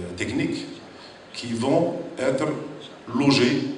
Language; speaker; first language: French; non-native, local second language; Arabic